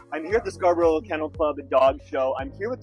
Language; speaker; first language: English; native; English